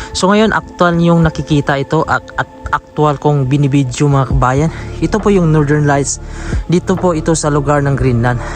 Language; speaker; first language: Filipino; native; Filipino